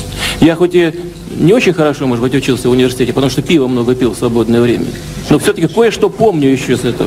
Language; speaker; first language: Russian; native; Russian